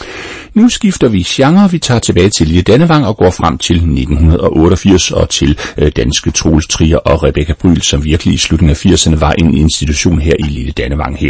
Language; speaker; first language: Danish; native; Danish